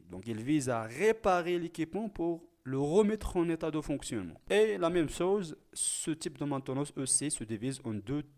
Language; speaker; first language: French; non-native, local second language; Arabic